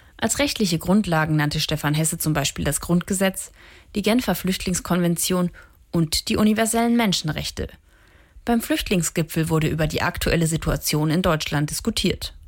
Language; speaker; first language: German; native; German